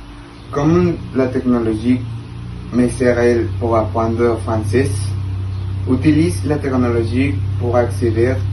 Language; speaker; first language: French; non-native, learner; Spanish